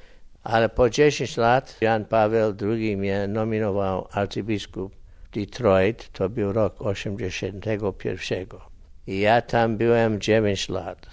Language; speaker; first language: Polish; early bilingual, heritage; English